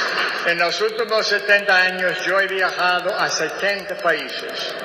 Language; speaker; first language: Spanish; non-native, fluent; English